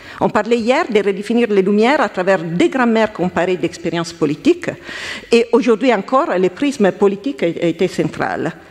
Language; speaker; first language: French; non-native, fluent; Italian